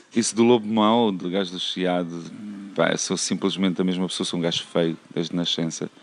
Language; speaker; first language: Portuguese; non-native, fluent; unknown